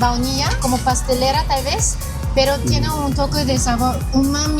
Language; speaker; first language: Spanish; non-native, learner; Chinese